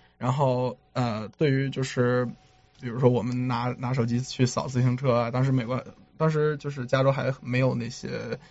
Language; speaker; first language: Chinese; native; Chinese